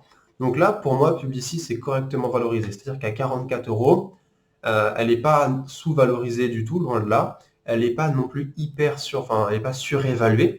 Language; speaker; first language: French; native; French